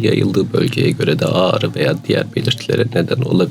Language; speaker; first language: Turkish; native; Turkish